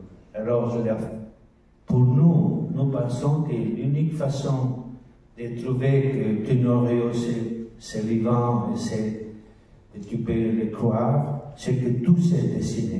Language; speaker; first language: French; non-native, learner; Spanish